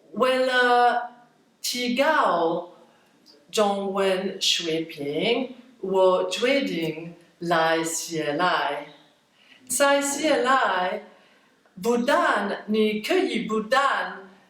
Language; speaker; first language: Chinese; non-native, learner; French